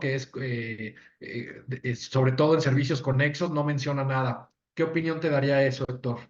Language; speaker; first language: Spanish; native; Spanish